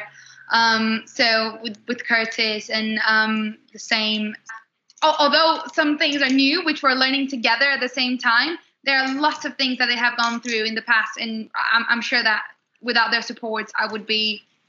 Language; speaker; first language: English; non-native, fluent; Portuguese